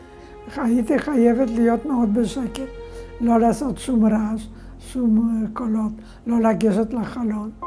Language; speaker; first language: Hebrew; non-native, fluent; Polish